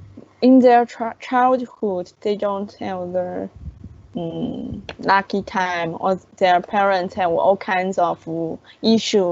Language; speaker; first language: English; non-native, learner; Chinese